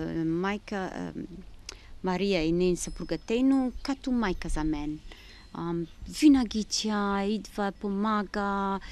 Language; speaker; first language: Bulgarian; non-native, learner; Arabic